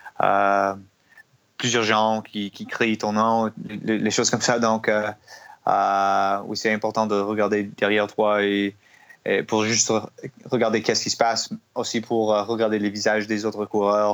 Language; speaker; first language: French; non-native, learner; English